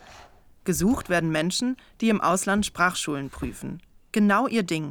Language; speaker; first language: German; native; German